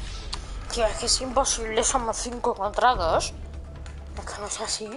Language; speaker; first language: Spanish; native; Spanish